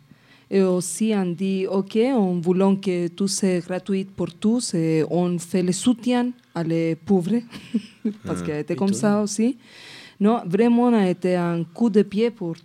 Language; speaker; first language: French; non-native, fluent; Spanish